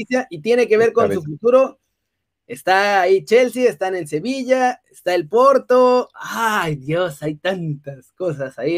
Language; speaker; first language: Spanish; native; Spanish